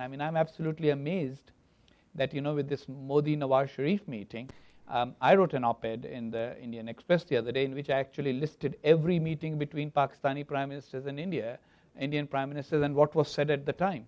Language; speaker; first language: English; non-native, local second language; Urdu